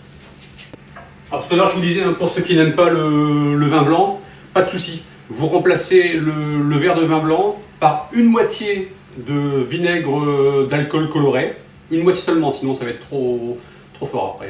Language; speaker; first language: French; native; French